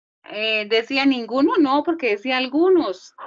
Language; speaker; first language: Spanish; native; Spanish